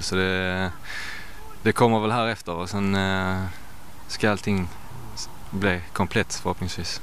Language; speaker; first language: Swedish; native; Swedish